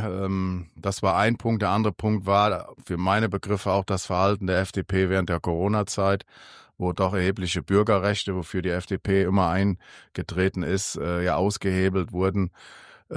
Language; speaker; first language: German; native; German